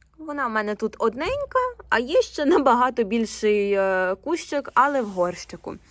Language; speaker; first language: Ukrainian; non-native, local second language; Russian